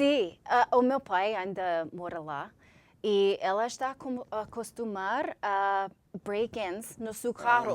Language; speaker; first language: Portuguese; non-native, learner; English